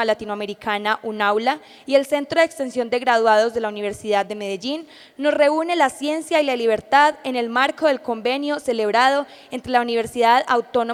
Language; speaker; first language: Spanish; native; Spanish